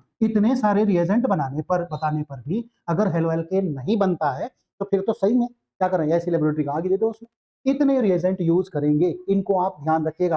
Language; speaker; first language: Hindi; native; Hindi